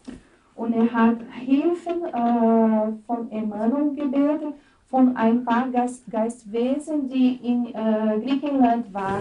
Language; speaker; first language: German; non-native, fluent; Portuguese